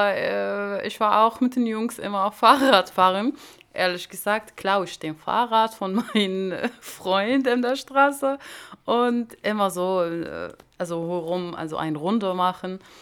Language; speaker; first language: German; non-native, learner; Arabic